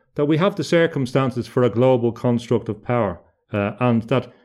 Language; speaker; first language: English; native; English